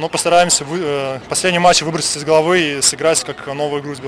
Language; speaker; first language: Russian; native; Russian